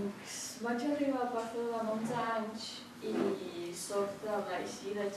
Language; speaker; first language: Catalan; early bilingual, other home language; Chinese